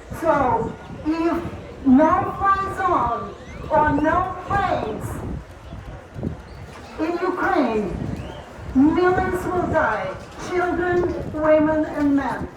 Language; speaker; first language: English; non-native, fluent; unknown